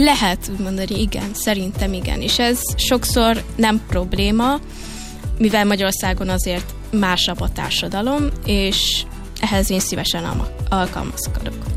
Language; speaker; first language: Hungarian; early bilingual, heritage; Hungarian